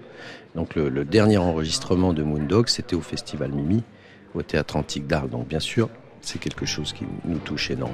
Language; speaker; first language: French; native; French